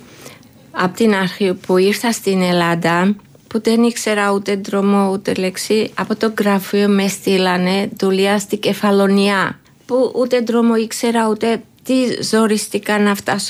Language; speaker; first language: Greek; non-native, learner; Georgian